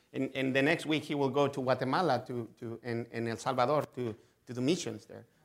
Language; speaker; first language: English; non-native, fluent; Spanish